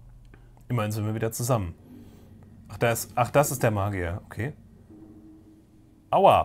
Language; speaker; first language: German; native; German